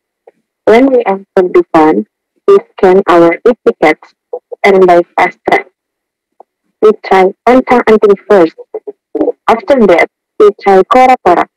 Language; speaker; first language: English; non-native, learner; Indonesian